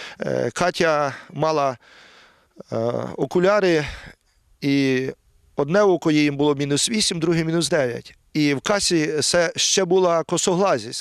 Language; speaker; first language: Ukrainian; native; Ukrainian